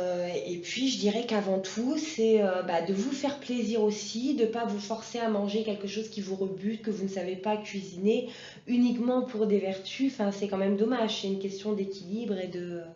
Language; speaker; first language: French; native; French